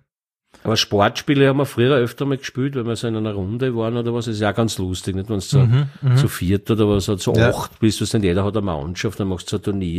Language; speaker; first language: German; native; German